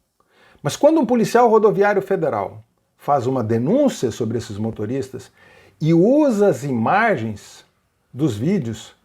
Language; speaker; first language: Portuguese; native; Portuguese